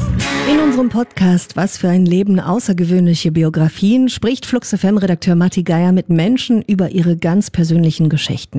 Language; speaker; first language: German; native; German